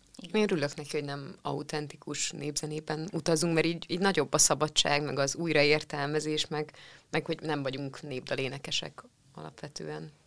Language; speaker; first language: Hungarian; early bilingual, other home language; Russian